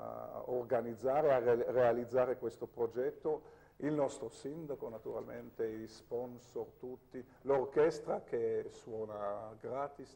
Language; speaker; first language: Italian; non-native, fluent; Hebrew